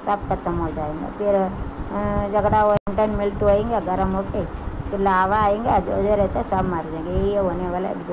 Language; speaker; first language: Hindi; non-native, local second language; Tamil